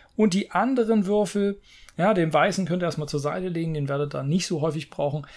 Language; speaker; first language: German; native; German